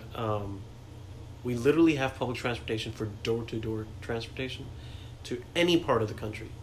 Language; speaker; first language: English; non-native, local second language; Hindi